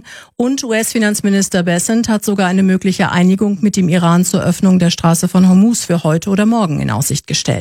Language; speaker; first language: German; native; German